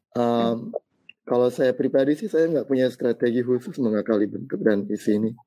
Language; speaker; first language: Indonesian; native; Indonesian